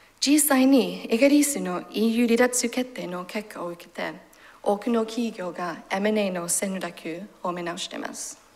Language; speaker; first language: Japanese; non-native, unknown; English